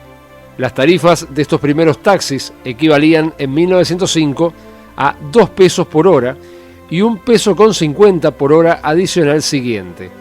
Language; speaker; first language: Spanish; native; Spanish